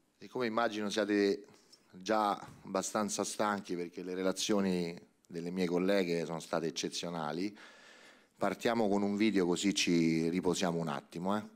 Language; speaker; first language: Italian; native; Italian